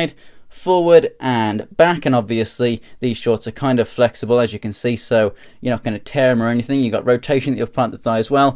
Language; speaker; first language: English; native; English